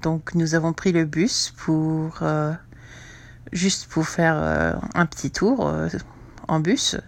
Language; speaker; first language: French; non-native, fluent; English